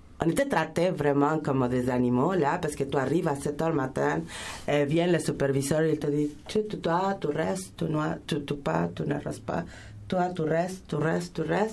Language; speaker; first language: French; non-native, fluent; Spanish